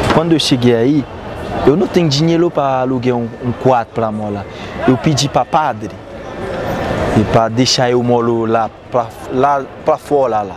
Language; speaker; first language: Portuguese; non-native, learner; Haitian Creole